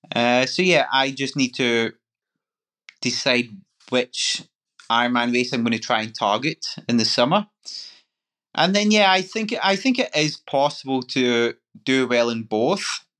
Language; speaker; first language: English; native; English